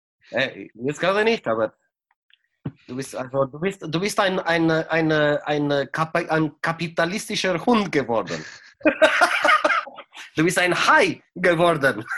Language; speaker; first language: German; non-native, fluent; Romanian